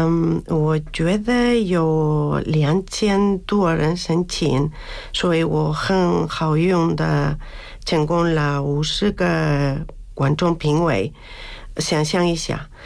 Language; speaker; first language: Chinese; non-native, learner; Spanish